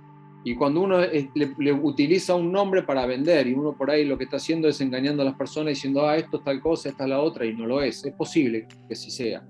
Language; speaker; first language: Spanish; native; Spanish